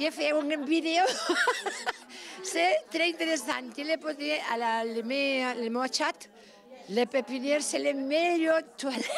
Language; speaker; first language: French; non-native, learner; Spanish